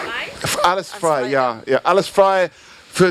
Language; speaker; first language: German; non-native, learner; English